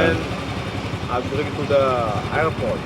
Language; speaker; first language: English; non-native, learner; Indonesian